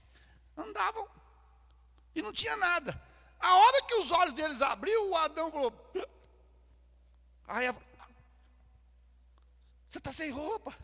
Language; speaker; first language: Portuguese; native; Portuguese